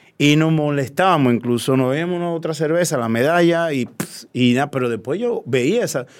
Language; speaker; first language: Spanish; native; Spanish